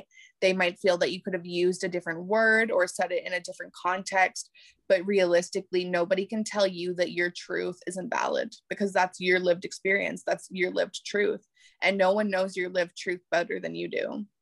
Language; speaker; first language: English; native; English